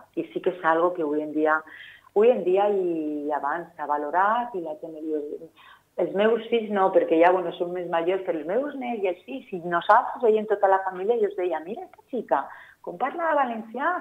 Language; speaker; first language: Catalan; non-native, local second language; Spanish